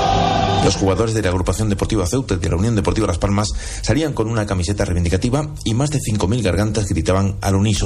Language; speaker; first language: Spanish; native; Spanish